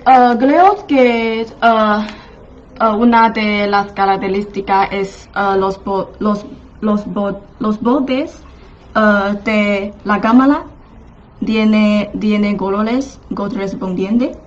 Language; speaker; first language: Spanish; non-native, fluent; Chinese